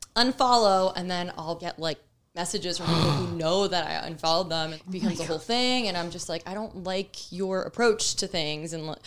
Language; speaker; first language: English; native; English